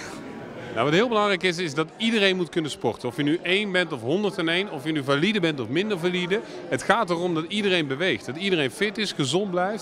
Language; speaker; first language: Dutch; native; Dutch